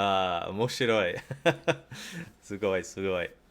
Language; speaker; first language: Japanese; non-native, learner; English